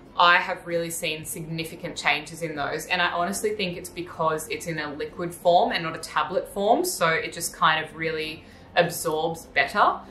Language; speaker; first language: English; native; English